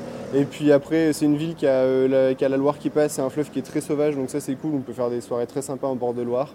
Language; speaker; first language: French; native; French